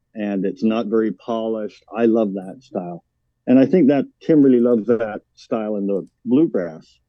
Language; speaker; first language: English; native; English